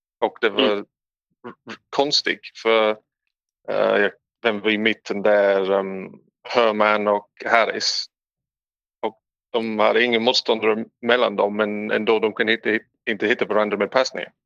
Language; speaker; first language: Swedish; non-native, learner; English